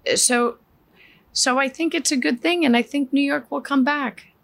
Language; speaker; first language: English; early bilingual, other home language; Spanish